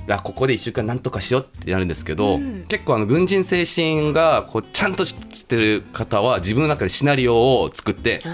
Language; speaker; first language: Japanese; non-native, fluent; Korean